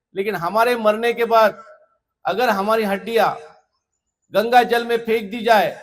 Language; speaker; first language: Hindi; non-native, local second language; Marathi